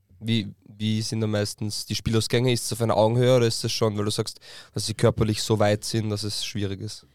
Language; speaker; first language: German; native; German